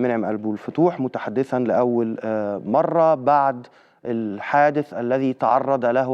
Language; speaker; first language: Arabic; native; Arabic